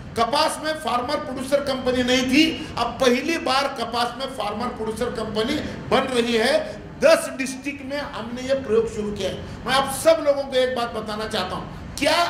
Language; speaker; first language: Hindi; non-native, local second language; Marathi